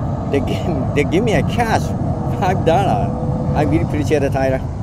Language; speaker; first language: English; non-native, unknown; Japanese